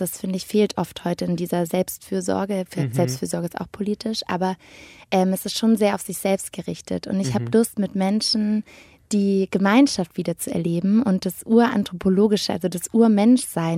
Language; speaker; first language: German; native; German